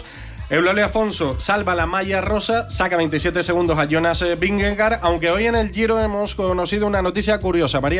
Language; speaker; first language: Spanish; native; Spanish